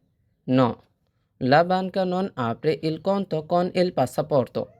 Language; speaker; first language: Italian; non-native, fluent; Bangla